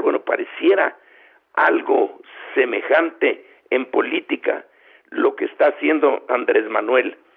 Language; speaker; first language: Spanish; native; Spanish